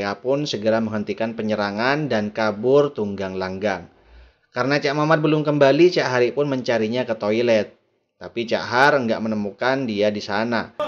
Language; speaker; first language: Indonesian; native; Indonesian